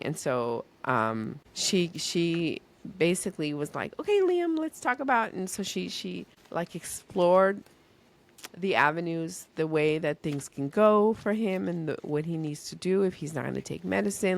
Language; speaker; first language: English; early bilingual, other home language; Spanish